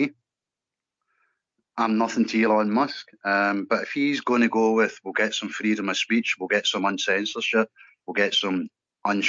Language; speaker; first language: English; native; English